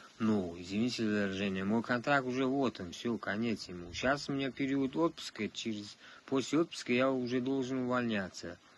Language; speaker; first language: Russian; non-native, local second language; Tajik